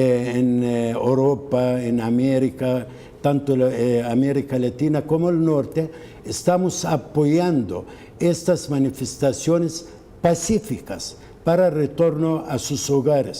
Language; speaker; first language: Spanish; non-native, fluent; Arabic